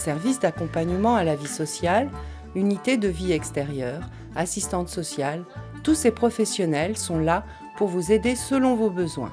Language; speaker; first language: French; native; French